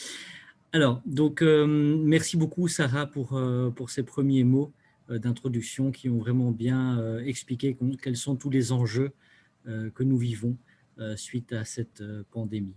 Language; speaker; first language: French; native; French